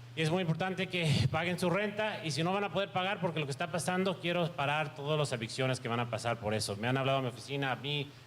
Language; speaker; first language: Spanish; early bilingual, heritage; Spanish